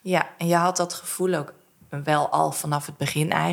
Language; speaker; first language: Dutch; native; Dutch